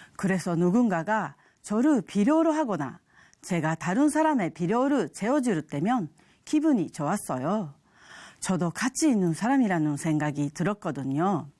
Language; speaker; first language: Korean; non-native, fluent; Japanese